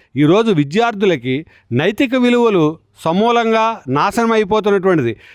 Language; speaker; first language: Telugu; native; Telugu